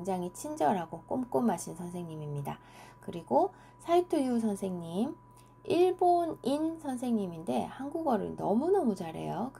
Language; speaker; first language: Korean; native; Korean